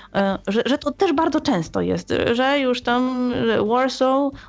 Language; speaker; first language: Polish; native; Polish